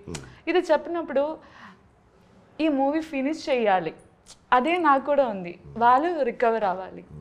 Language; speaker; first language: Telugu; non-native, learner; Malayalam